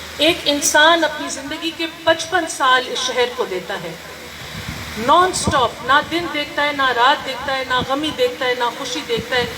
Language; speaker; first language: Urdu; non-native, local second language; Northern Hindko